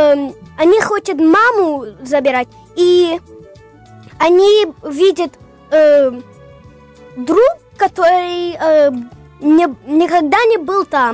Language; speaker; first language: Russian; early bilingual, heritage; English